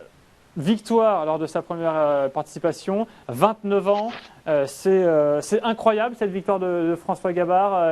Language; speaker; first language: French; native; French